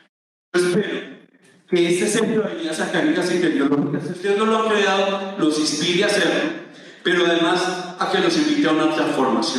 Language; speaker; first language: Spanish; native; Spanish